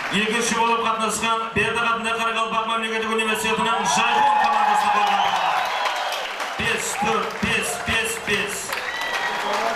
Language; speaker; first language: Uzbek; non-native, local second language; Kara-Kalpak